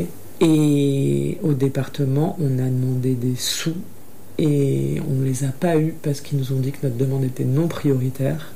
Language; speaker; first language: French; native; French